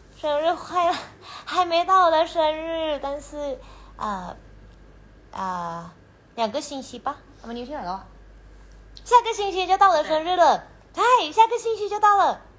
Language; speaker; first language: Chinese; non-native, learner; Thai